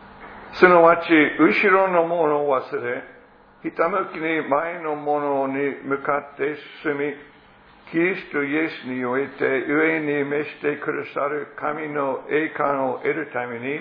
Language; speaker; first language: Japanese; non-native, fluent; English